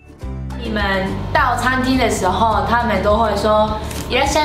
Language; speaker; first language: Chinese; non-native, fluent; Japanese